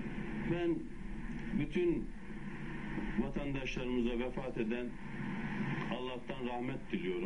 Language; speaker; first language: Turkish; native; Turkish